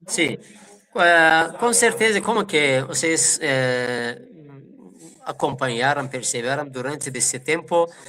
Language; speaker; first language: Portuguese; non-native, fluent; Persian